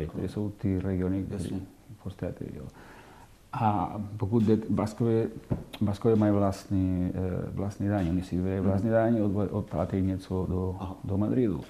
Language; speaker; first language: Czech; non-native, fluent; Catalan